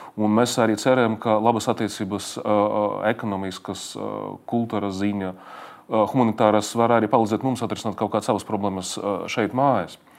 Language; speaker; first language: Latvian; non-native, local second language; Russian